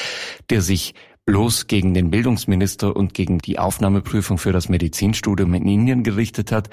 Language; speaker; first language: German; native; German